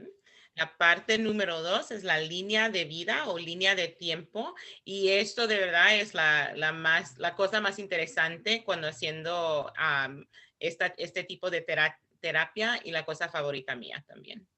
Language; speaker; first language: Spanish; early bilingual, heritage; Spanish